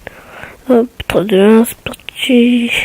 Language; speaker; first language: French; native; French